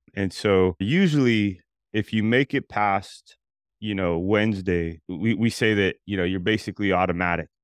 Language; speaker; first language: English; native; English